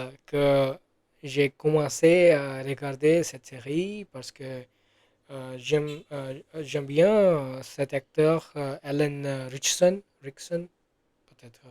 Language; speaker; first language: French; non-native, learner; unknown